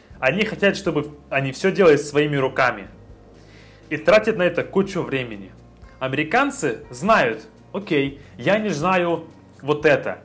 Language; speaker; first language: Russian; native; Russian